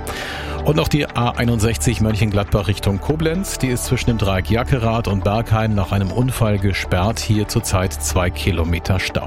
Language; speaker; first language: German; native; German